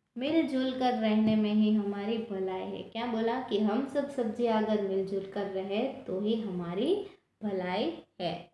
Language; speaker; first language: Hindi; non-native, local second language; Gujarati